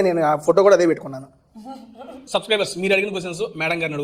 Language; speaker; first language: Telugu; native; Telugu